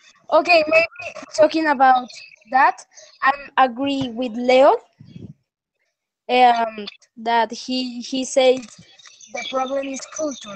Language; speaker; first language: English; non-native, learner; Spanish